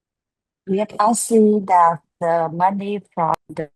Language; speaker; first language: English; non-native, learner; Vietnamese